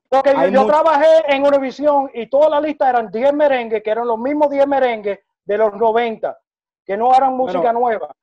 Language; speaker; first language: Spanish; early bilingual, heritage; Spanish